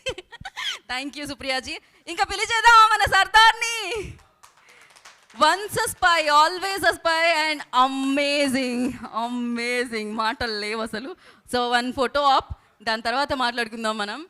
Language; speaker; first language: Telugu; native; Telugu